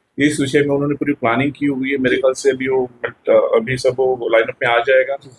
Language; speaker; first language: Hindi; non-native, local second language; Marathi